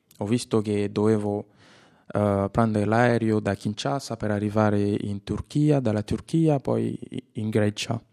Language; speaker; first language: Italian; non-native, fluent; Lingala